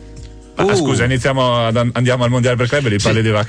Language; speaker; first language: Italian; native; Italian